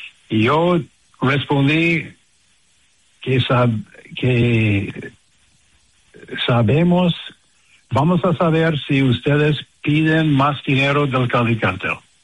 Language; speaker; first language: Spanish; non-native, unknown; English